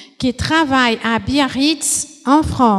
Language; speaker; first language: French; non-native, fluent; Portuguese